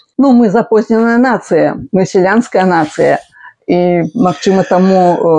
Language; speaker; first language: Belarusian; native; Belarusian